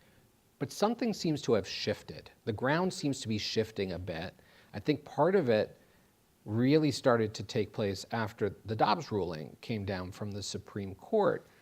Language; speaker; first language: English; native; English